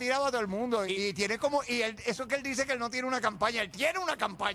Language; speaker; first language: Spanish; native; Spanish